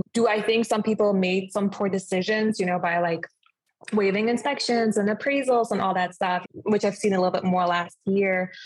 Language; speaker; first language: English; non-native, fluent; German